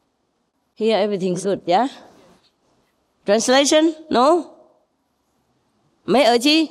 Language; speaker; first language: English; non-native, fluent; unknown